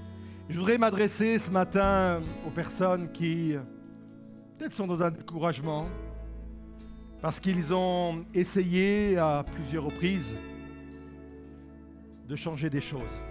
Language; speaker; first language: French; native; French